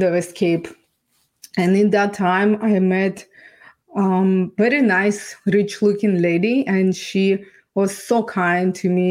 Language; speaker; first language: English; non-native, fluent; Ukrainian